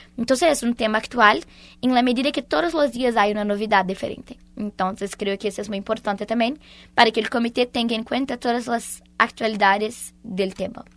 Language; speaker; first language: Spanish; non-native, fluent; Portuguese